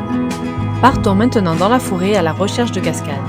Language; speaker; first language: French; native; French